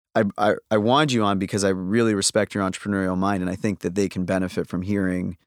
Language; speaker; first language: English; native; English